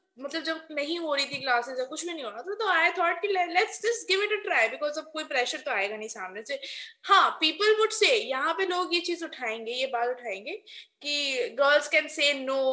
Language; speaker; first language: Hindi; native; Hindi